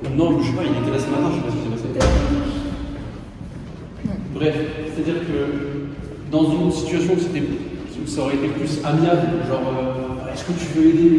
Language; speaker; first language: French; native; French